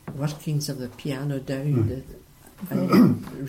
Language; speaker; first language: English; native; English